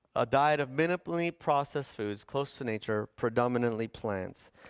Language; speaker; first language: English; early bilingual, other home language; Spanish